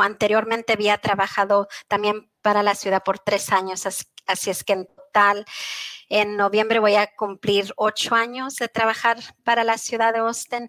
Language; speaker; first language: Spanish; early bilingual, heritage; Spanish